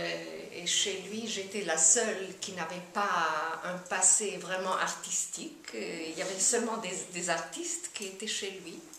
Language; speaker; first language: French; non-native, fluent; German